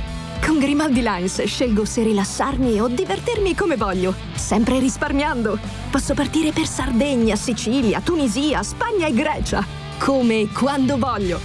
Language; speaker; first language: Italian; native; Italian